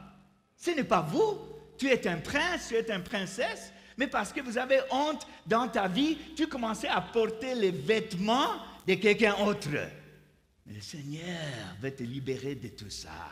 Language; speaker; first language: French; non-native, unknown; English